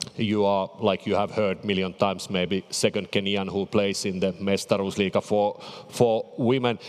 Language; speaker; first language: English; non-native, fluent; Finnish